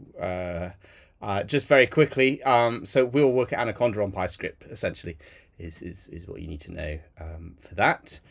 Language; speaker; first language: English; native; English